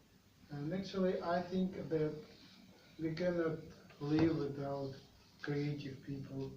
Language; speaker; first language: English; non-native, fluent; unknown